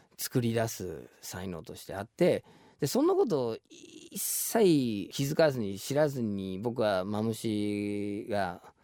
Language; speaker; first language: Japanese; non-native, fluent; English